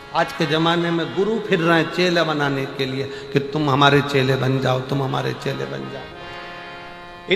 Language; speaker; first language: Hindi; native; Hindi